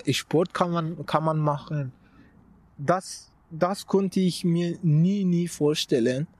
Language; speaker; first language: German; non-native, fluent; Persian